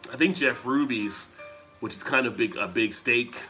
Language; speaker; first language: English; native; English